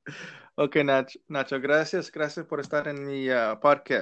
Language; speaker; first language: Spanish; non-native, learner; English